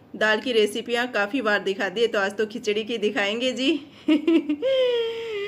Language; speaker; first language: Hindi; non-native, local second language; Marwari